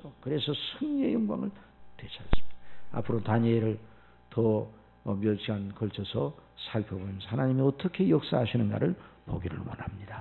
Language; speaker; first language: Korean; native; Korean